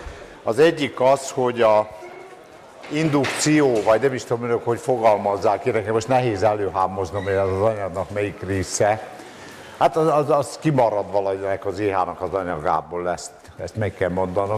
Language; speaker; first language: Hungarian; native; Hungarian